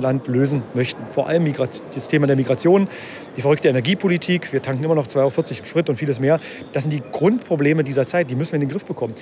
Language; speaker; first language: German; native; German